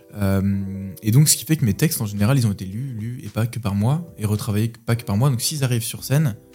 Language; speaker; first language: French; native; French